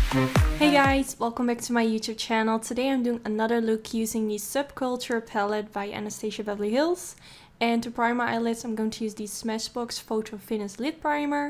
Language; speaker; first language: English; non-native, fluent; Dutch